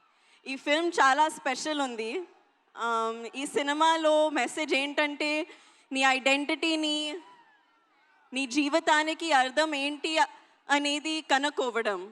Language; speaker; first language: Telugu; non-native, local second language; Hindi